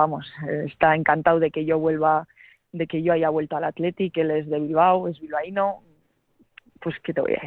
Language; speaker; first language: Spanish; native; Spanish